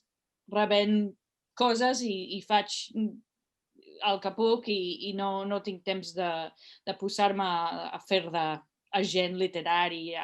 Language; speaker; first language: Catalan; non-native, fluent; English